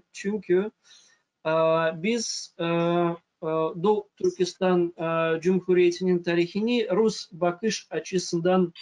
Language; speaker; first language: Turkish; non-native, fluent; Russian